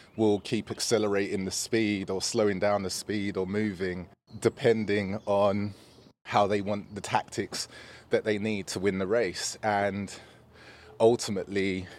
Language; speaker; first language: English; native; English